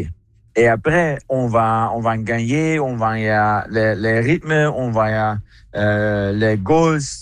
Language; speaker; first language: French; non-native, learner; Dutch